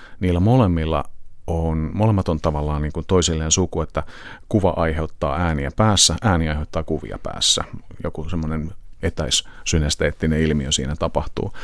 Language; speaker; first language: Finnish; native; Finnish